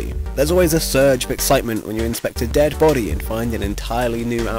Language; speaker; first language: English; native; English